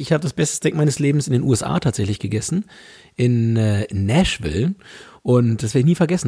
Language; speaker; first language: German; native; German